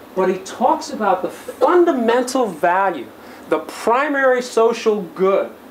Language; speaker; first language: English; native; English